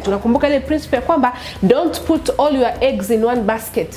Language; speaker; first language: English; non-native, local second language; Swahili